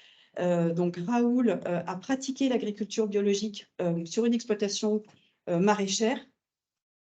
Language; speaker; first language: French; native; French